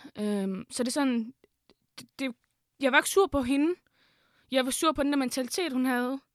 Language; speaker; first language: Danish; early bilingual, other home language; Arabic